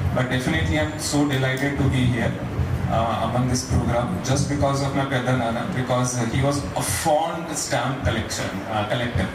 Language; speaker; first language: English; non-native, local second language; Telugu